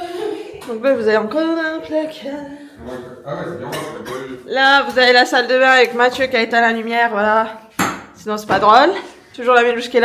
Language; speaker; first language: French; native; French